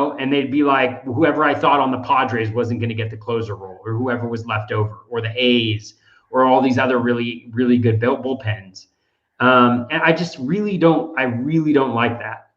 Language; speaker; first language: English; native; English